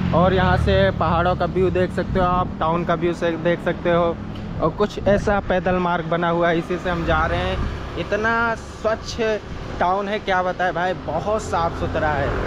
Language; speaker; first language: Hindi; native; Hindi